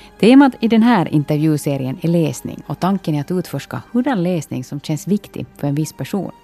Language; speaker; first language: Swedish; native; Swedish